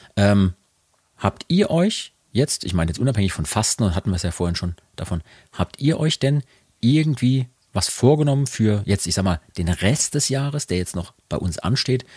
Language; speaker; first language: German; native; German